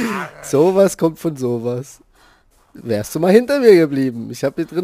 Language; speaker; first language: German; native; German